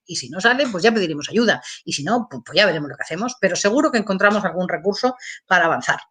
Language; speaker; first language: Spanish; native; Spanish